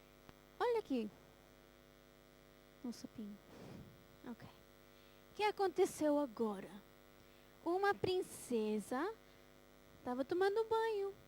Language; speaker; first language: Portuguese; early bilingual, heritage; Portuguese